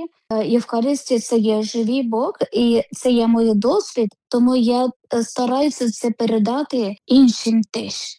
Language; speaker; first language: Ukrainian; non-native, learner; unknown